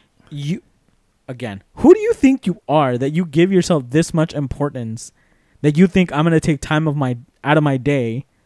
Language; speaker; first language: English; native; English